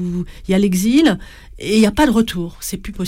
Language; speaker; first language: French; native; French